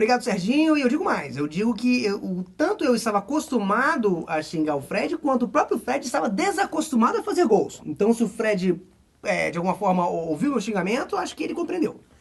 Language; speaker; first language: Portuguese; native; Portuguese